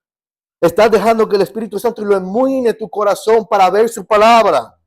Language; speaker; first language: Spanish; native; Spanish